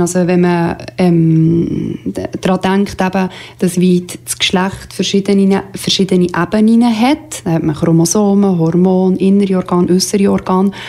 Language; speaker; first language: German; native; German